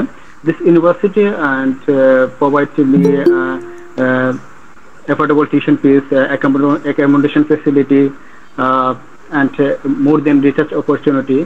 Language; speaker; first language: English; non-native, learner; Bangla